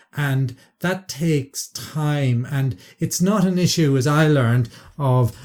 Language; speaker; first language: English; native; English